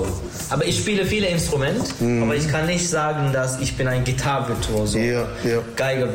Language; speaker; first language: German; non-native, learner; Turkish